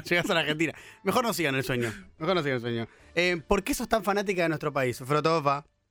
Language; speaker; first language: Spanish; native; Spanish